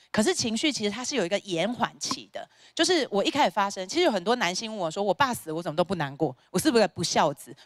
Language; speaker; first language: Chinese; native; Chinese